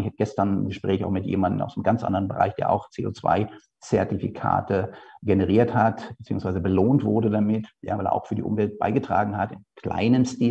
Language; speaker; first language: German; native; German